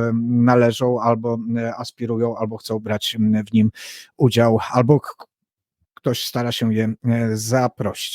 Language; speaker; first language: Polish; native; Polish